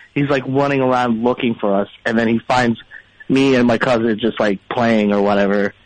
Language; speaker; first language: English; early bilingual, other home language; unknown